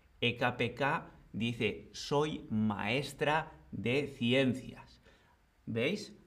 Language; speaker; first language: Spanish; native; Spanish